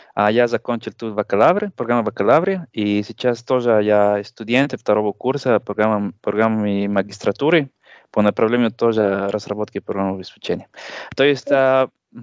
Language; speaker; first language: Russian; non-native, learner; Spanish